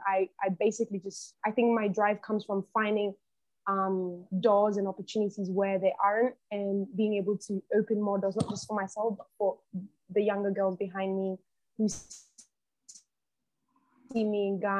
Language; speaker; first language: English; native; English